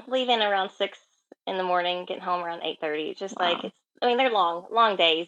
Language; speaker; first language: English; native; English